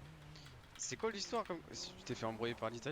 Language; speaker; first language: French; native; French